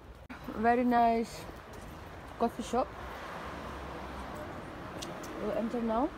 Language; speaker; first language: English; non-native, learner; Russian